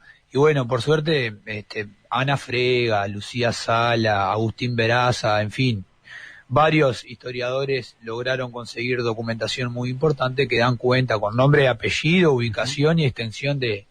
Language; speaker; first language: Spanish; native; Spanish